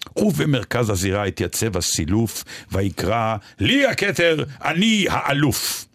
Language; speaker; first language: Hebrew; native; Hebrew